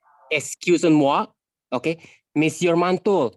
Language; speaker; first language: French; non-native, learner; Indonesian